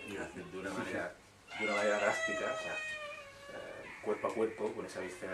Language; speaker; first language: Spanish; native; Spanish